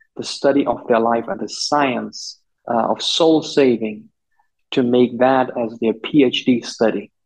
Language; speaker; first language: English; non-native, local second language; German